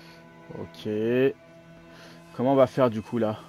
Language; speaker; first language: French; native; French